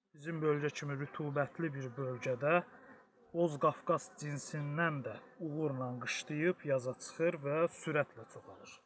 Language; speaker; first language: Azerbaijani; native; Azerbaijani